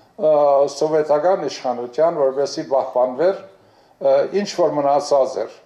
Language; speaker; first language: Armenian; early bilingual, other home language; English